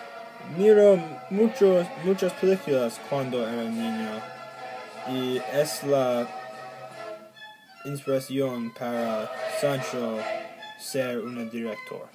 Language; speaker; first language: Spanish; non-native, learner; English